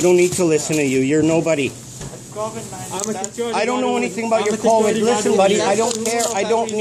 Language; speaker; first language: English; non-native, fluent; Punjabi